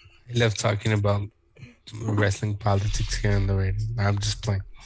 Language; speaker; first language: English; early bilingual, other home language; Spanish